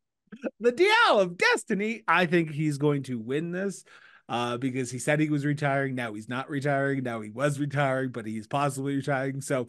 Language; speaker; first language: English; native; English